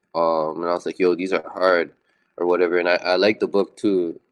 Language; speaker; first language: English; native; English